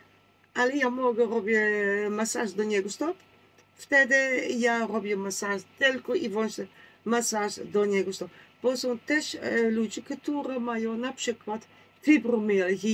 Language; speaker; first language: Polish; non-native, learner; Dutch